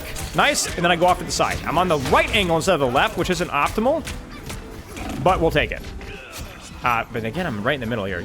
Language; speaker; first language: English; native; English